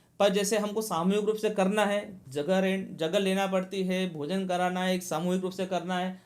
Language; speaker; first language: Hindi; native; Hindi